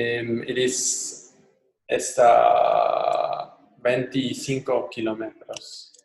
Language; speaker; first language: Spanish; non-native, learner; English